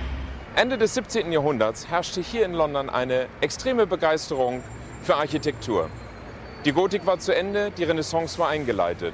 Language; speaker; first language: German; native; German